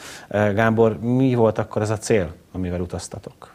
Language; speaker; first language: Hungarian; native; Hungarian